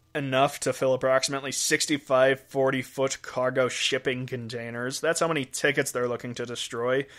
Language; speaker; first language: English; native; English